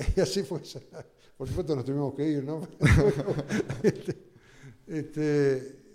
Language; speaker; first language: Spanish; native; Spanish